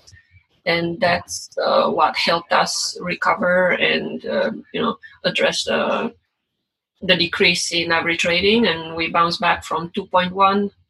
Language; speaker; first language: English; non-native, fluent; Romanian